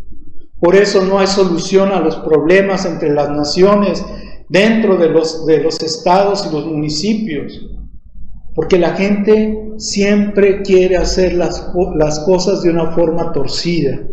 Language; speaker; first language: Spanish; native; Spanish